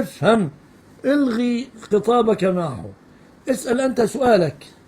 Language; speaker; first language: Arabic; native; Arabic